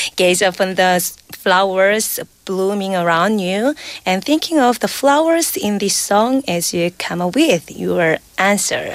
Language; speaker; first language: English; non-native, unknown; Korean